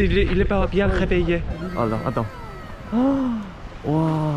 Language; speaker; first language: French; non-native, fluent; Korean